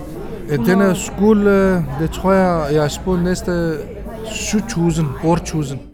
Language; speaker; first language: Danish; non-native, learner; Kurdish